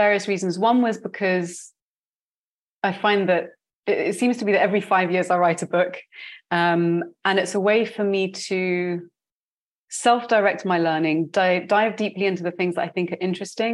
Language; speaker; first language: English; native; English